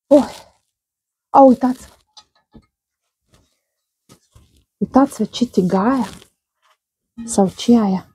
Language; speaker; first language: Romanian; non-native, learner; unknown